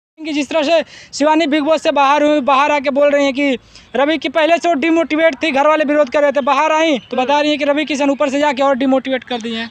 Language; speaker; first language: Hindi; native; Hindi